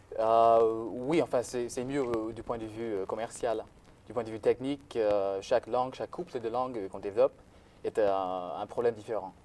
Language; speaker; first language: French; non-native, fluent; English